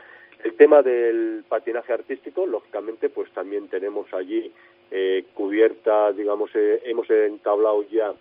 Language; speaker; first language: Spanish; native; Spanish